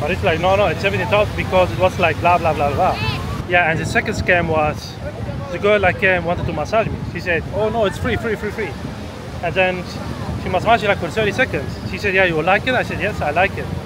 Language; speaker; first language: English; non-native, fluent; Arabic